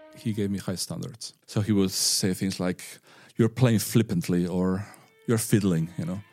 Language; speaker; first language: English; non-native, fluent; Spanish